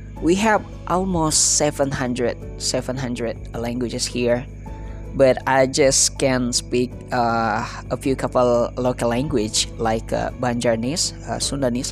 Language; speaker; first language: English; non-native, learner; Indonesian